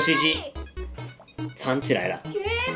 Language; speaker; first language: Chinese; non-native, fluent; Japanese